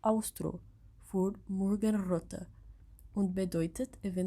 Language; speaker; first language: German; non-native, learner; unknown